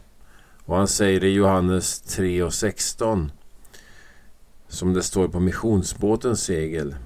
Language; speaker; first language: Swedish; native; Swedish